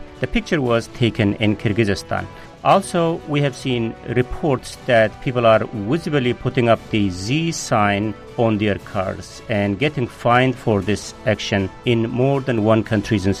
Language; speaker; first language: English; non-native, fluent; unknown